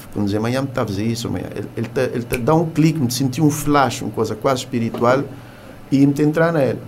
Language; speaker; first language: Portuguese; non-native, local second language; Kabuverdianu